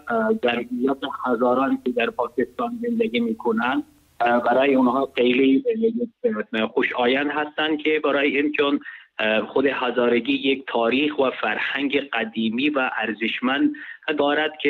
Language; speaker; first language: Persian; non-native, learner; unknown